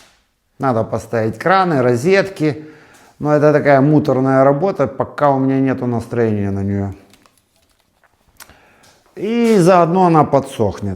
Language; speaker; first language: Russian; native; Russian